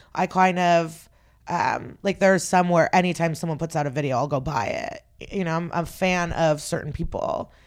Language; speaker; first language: English; early bilingual, other home language; Russian